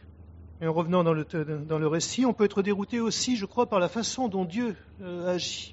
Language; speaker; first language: French; native; French